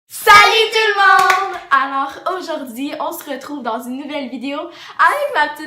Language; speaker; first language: French; native; French